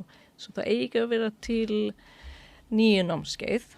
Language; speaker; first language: Icelandic; non-native, fluent; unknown